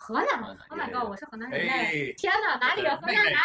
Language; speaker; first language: Chinese; native; Chinese